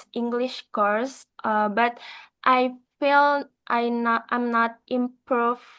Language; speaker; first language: English; non-native, learner; Indonesian